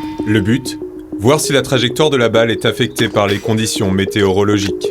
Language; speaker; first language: French; native; French